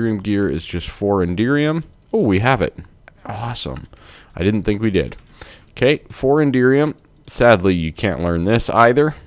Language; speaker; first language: English; native; English